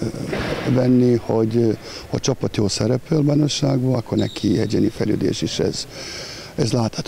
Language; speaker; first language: Hungarian; non-native, fluent; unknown